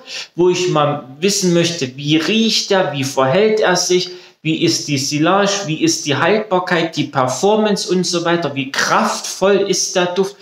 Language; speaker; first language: German; native; German